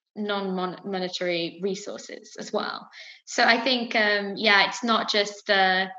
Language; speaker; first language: English; native; English